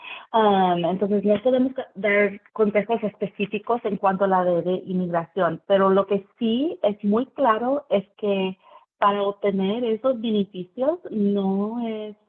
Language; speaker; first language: Spanish; early bilingual, heritage; Spanish